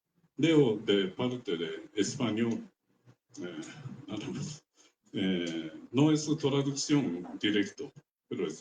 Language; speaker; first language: Spanish; non-native, learner; Japanese